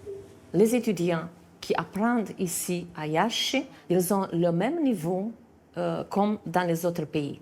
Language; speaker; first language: French; non-native, fluent; Romanian